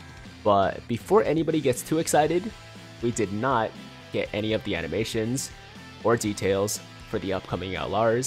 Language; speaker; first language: English; native; English